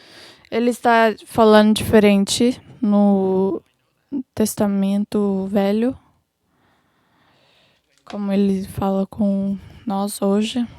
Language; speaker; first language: Portuguese; non-native, fluent; English